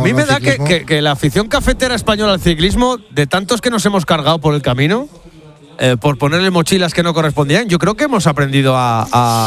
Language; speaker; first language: Spanish; native; Spanish